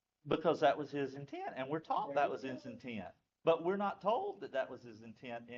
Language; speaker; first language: English; native; English